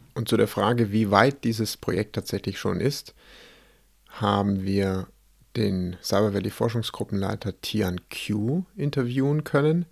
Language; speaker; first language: German; native; German